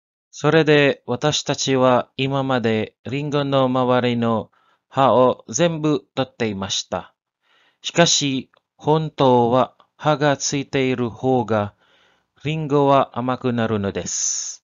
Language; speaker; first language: Japanese; non-native, learner; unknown